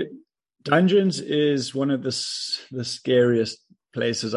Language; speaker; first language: English; native; English